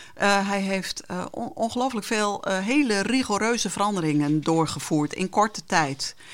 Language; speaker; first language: Dutch; non-native, local second language; Western Frisian